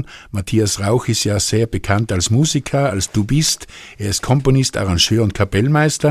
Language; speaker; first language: German; native; German